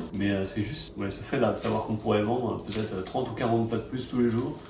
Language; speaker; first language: French; native; French